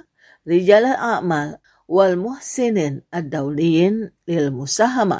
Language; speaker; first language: Arabic; non-native, fluent; Indonesian